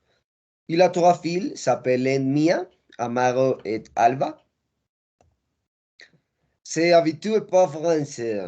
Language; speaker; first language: French; non-native, learner; Spanish